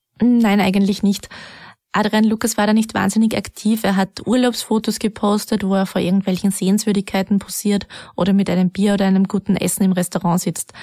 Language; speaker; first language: German; native; German